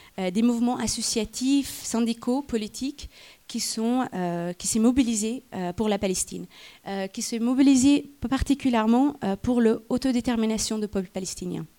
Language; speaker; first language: French; non-native, fluent; Arabic